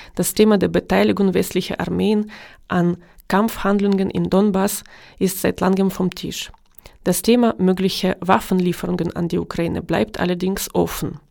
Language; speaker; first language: German; non-native, fluent; Ukrainian